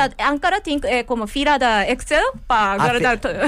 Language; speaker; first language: Catalan; non-native, learner; Japanese